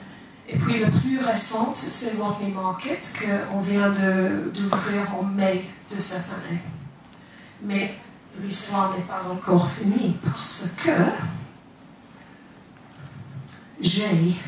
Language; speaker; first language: French; non-native, fluent; English